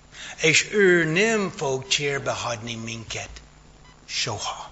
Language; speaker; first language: Hungarian; non-native, fluent; English